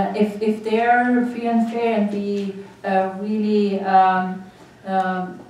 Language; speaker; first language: English; non-native, fluent; Armenian